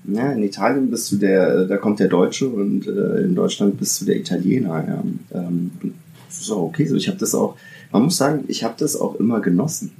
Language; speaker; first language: German; early bilingual, other home language; Italian